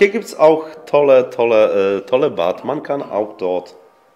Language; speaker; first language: German; non-native, fluent; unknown